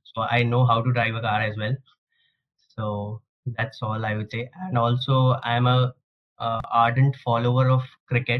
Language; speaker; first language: English; non-native, local second language; Hindi